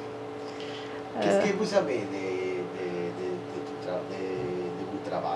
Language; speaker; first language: French; non-native, learner; Italian